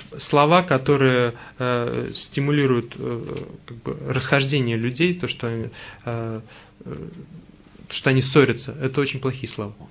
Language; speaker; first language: Russian; native; Russian